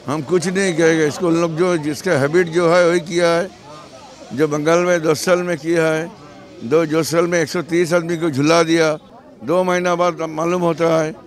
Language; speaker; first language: Hindi; non-native, local second language; Bangla